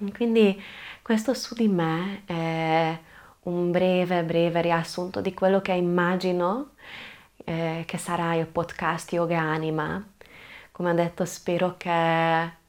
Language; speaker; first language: Italian; non-native, fluent; Hungarian